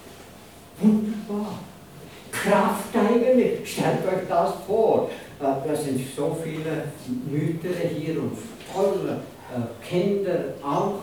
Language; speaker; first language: German; non-native, fluent; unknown